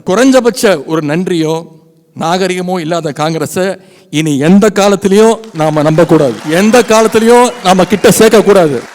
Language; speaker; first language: Tamil; native; Tamil